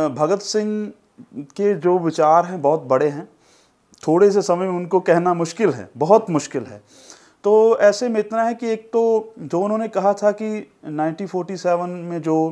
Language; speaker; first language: Hindi; non-native, local second language; Punjabi